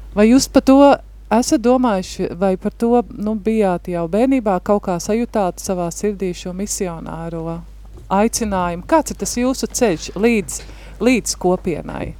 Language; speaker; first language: Latvian; native; Latvian